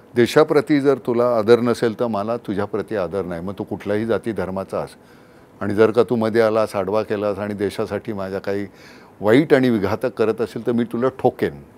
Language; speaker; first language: Marathi; native; Marathi